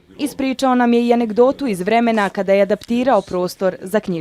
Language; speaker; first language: Bosnian; native; Bosnian